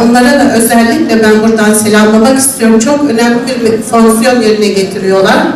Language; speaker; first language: Turkish; non-native, local second language; Adyghe